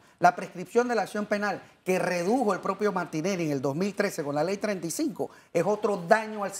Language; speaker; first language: Spanish; native; Spanish